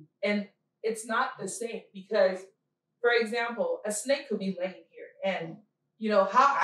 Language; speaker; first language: English; early bilingual, other home language; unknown